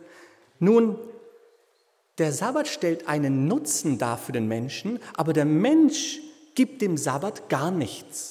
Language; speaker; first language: German; native; German